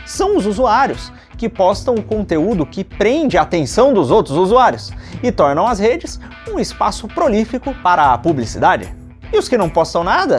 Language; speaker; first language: Portuguese; native; Portuguese